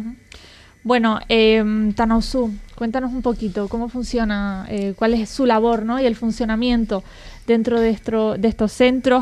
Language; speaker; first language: Spanish; native; Spanish